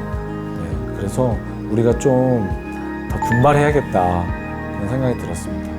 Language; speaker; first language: Korean; native; Korean